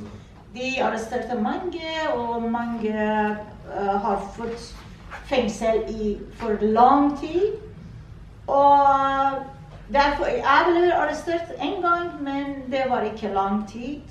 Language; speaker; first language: Norwegian; non-native, fluent; Persian